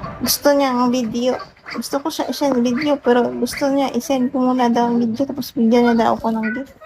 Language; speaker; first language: Filipino; non-native, local second language; Hiligaynon